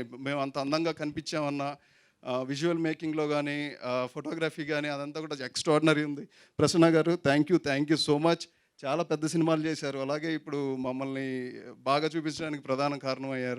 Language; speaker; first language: Telugu; native; Telugu